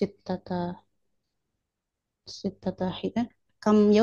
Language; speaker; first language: Arabic; non-native, learner; Indonesian